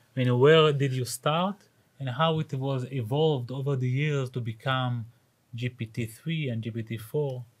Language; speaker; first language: English; non-native, fluent; Hebrew